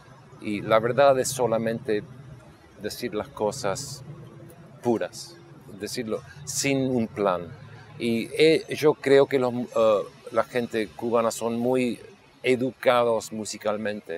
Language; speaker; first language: Spanish; non-native, local second language; English